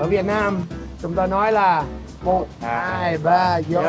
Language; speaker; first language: Vietnamese; non-native, fluent; English